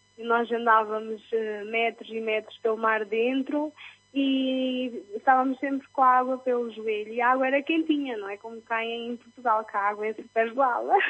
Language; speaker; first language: Portuguese; early bilingual, other home language; Spanish